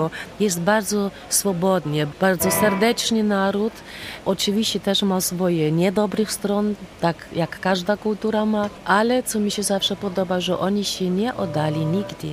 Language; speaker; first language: Polish; non-native, learner; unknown